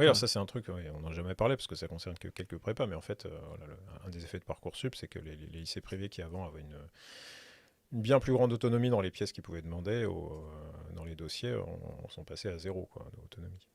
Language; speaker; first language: French; native; French